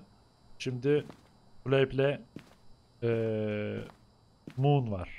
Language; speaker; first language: Turkish; native; Turkish